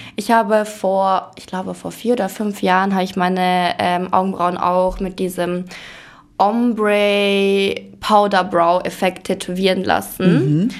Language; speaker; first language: German; early bilingual, other home language; Ukrainian